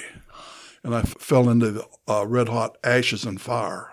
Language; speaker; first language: English; native; English